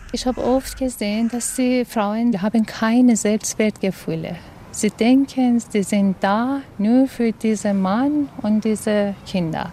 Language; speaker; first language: German; non-native, fluent; Persian